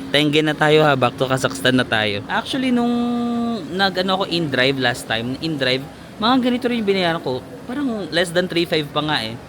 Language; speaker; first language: Filipino; native; Filipino